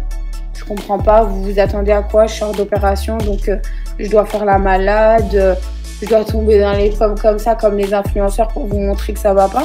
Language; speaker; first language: French; native; French